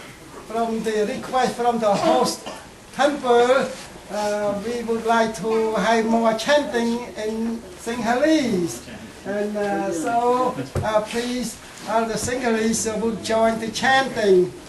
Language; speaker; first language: English; non-native, fluent; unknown